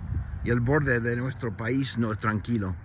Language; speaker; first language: Spanish; non-native, fluent; English